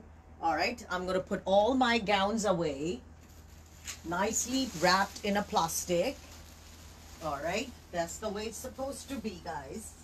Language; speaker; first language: English; non-native, local second language; Urdu